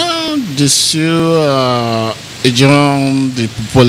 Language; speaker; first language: French; non-native, learner; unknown